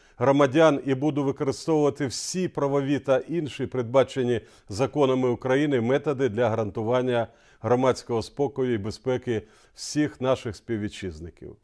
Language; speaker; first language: Ukrainian; non-native, local second language; Russian